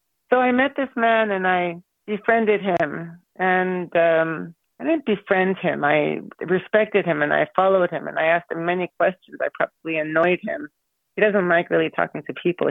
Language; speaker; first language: English; early bilingual, other home language; Armenian